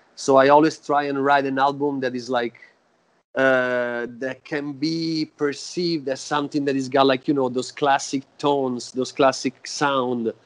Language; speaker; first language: English; non-native, fluent; Italian